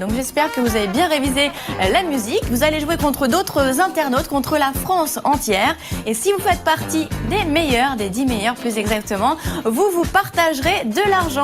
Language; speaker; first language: French; native; French